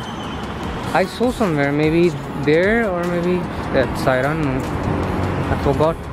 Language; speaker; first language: English; non-native, local second language; Hindi